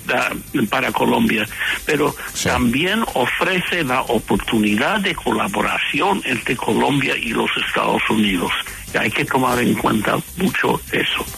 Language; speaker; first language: Spanish; non-native, fluent; English